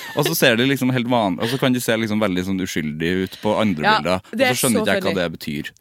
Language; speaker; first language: Norwegian; native; Norwegian